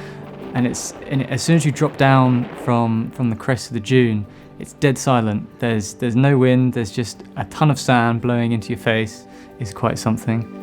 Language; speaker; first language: English; native; English